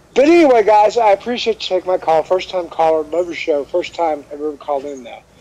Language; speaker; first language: English; native; English